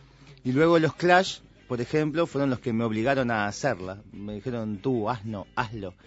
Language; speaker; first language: Spanish; native; Spanish